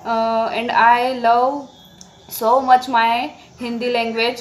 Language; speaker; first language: English; non-native, learner; Marathi